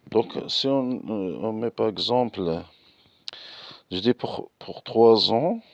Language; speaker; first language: French; non-native, local second language; Arabic